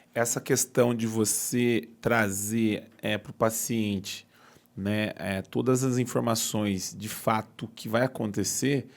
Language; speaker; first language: Portuguese; native; Portuguese